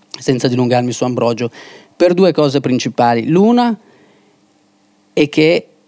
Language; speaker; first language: Italian; native; Italian